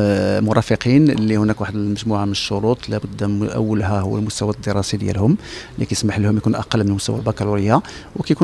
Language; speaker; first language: Arabic; native; Arabic